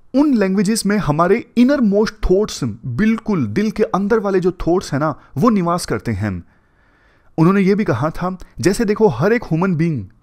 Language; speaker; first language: Hindi; native; Hindi